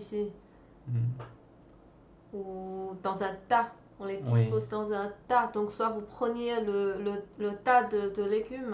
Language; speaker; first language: French; non-native, fluent; Chinese